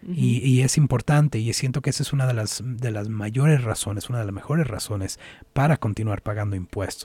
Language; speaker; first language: Spanish; native; Spanish